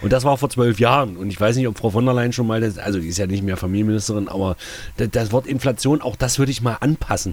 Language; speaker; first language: German; native; German